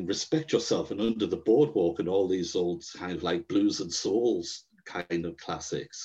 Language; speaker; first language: English; native; English